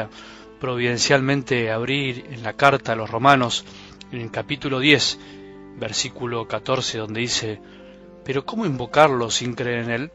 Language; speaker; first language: Spanish; native; Spanish